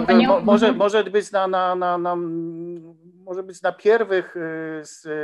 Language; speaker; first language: Polish; non-native, learner; Ukrainian